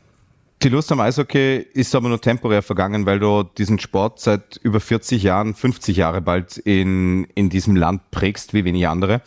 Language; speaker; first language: German; native; German